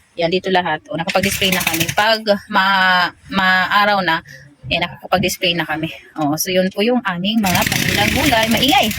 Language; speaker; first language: Filipino; non-native, local second language; Waray